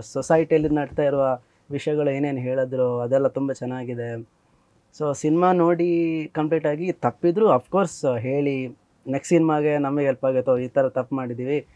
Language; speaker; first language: Kannada; native; Kannada